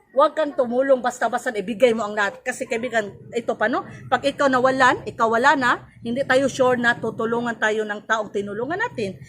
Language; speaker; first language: Filipino; non-native, local second language; Cebuano